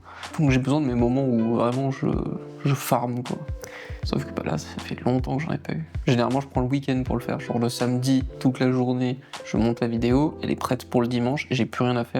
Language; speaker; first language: French; native; French